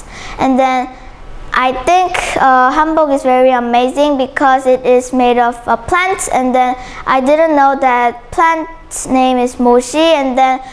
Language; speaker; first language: English; non-native, learner; Korean